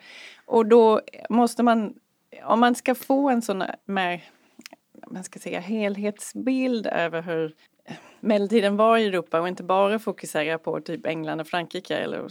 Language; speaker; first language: Swedish; non-native, fluent; English